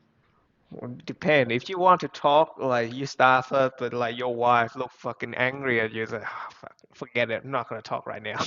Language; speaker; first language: English; non-native, fluent; Vietnamese